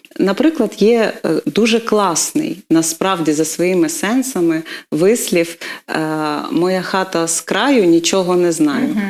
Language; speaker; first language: Ukrainian; non-native, local second language; Russian